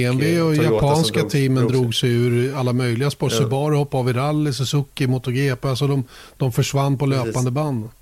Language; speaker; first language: Swedish; native; Swedish